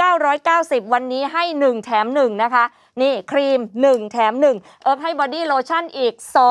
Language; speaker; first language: Thai; native; Thai